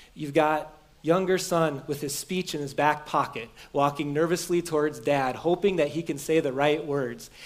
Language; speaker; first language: English; native; English